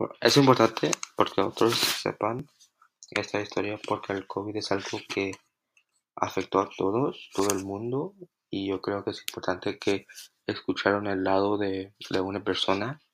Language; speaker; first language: Spanish; early bilingual, heritage; Spanish